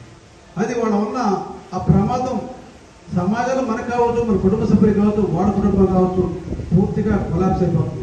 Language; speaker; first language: Telugu; native; Telugu